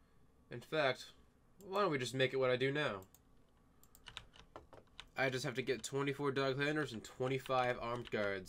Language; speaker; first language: English; native; English